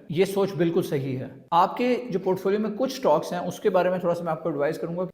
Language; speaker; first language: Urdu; native; Urdu